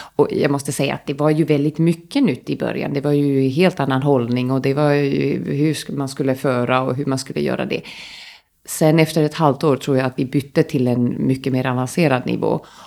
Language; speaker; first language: Swedish; native; Swedish